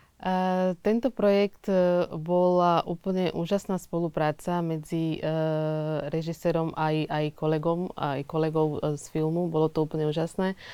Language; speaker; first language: Slovak; early bilingual, other home language; Portuguese